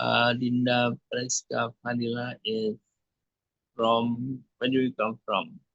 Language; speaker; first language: English; non-native, fluent; Indonesian